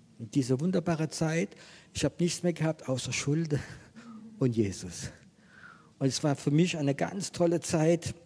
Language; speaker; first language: German; non-native, fluent; French